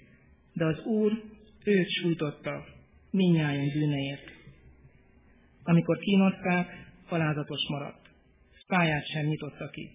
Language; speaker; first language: Hungarian; native; Hungarian